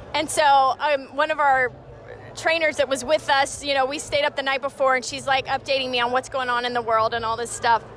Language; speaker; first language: English; native; English